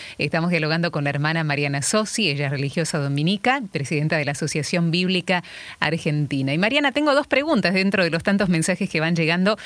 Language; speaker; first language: Spanish; native; Spanish